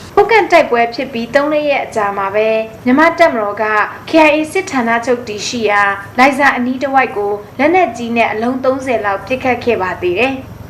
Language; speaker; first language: Burmese; native; Burmese